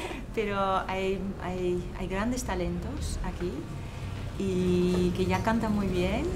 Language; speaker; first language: Spanish; non-native, fluent; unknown